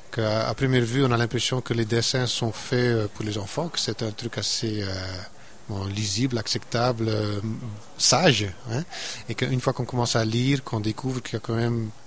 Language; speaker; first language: French; non-native, local second language; Dutch